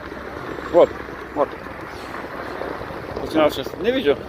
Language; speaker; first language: Russian; non-native, learner; English